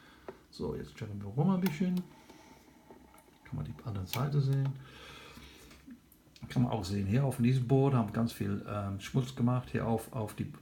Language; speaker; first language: German; non-native, learner; English